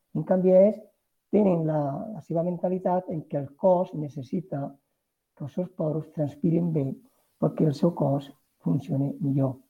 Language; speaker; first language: Catalan; non-native, local second language; Spanish